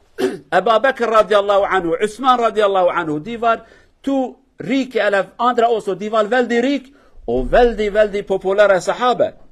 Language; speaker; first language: Norwegian; non-native, learner; Kurdish